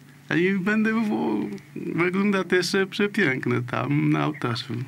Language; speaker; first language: Polish; non-native, learner; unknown